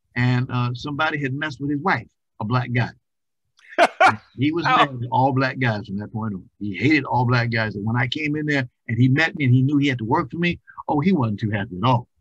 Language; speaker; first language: English; native; English